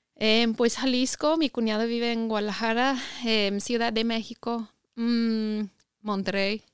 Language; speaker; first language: Spanish; non-native, fluent; English